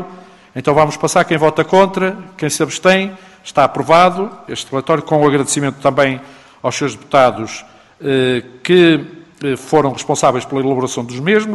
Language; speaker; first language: Portuguese; native; Portuguese